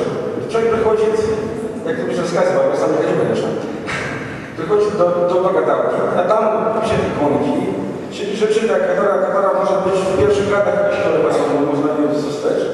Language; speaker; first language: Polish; non-native, learner; Russian